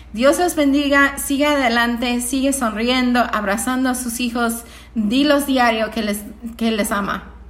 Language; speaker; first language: Spanish; non-native, fluent; English